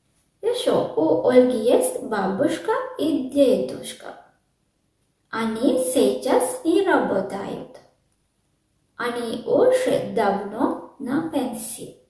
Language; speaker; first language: Russian; non-native, learner; Sinhala